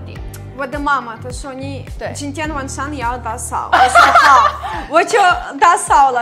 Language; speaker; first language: Chinese; non-native, learner; Ukrainian